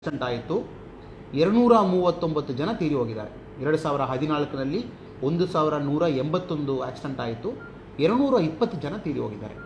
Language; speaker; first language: Kannada; non-native, local second language; Tamil